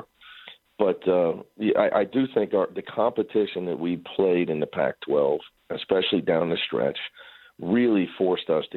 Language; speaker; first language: English; native; English